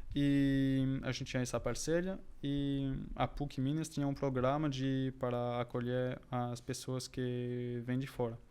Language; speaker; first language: Portuguese; non-native, fluent; French